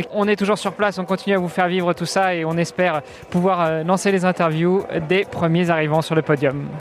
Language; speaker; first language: French; native; French